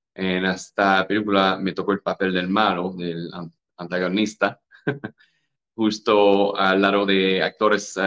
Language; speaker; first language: Spanish; non-native, fluent; English